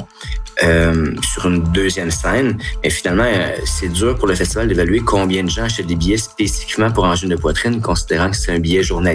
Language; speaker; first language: French; native; French